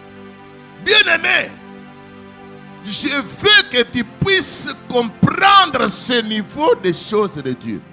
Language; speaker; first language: French; non-native, local second language; Lingala